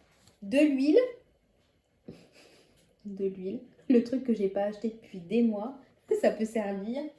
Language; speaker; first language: French; native; French